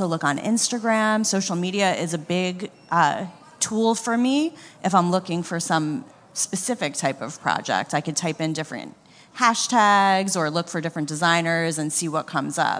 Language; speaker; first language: English; native; English